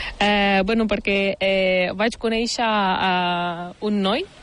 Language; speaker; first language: Catalan; non-native, learner; Ukrainian